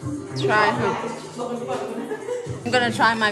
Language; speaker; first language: English; non-native, learner; Thai